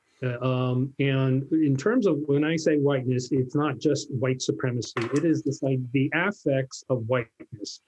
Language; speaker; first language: English; native; English